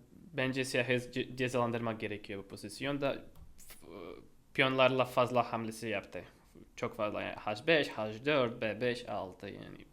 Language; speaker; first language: Turkish; non-native, fluent; Russian